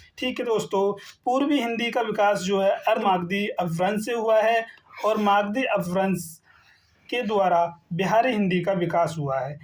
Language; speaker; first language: Hindi; native; Hindi